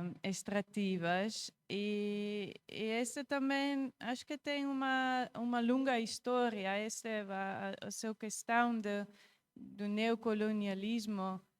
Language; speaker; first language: Portuguese; non-native, fluent; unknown